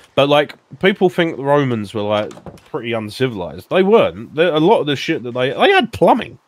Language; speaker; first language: English; native; English